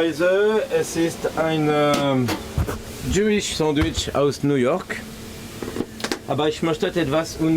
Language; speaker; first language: German; non-native, learner; French